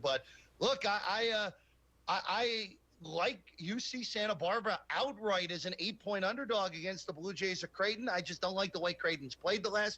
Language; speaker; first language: English; native; English